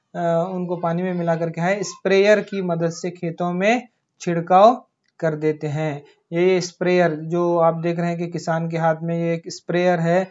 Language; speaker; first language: Urdu; native; Urdu